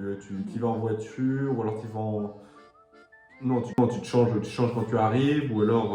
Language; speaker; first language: French; native; French